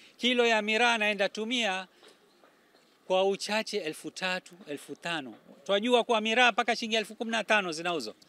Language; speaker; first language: Swahili; native; Swahili